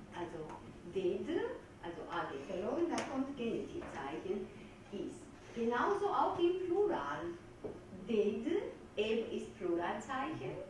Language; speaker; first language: German; non-native, fluent; Georgian